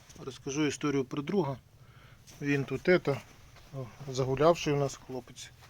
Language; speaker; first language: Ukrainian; native; Ukrainian